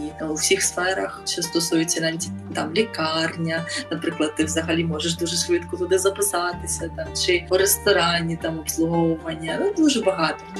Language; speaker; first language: Ukrainian; native; Ukrainian